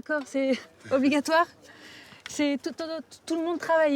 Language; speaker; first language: French; native; French